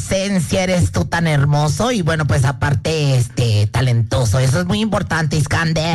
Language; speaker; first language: Spanish; native; Spanish